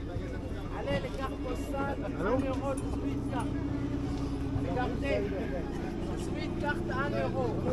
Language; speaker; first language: French; non-native, learner; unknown